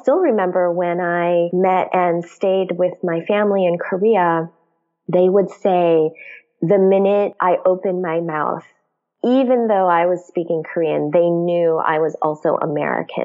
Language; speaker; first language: English; native; English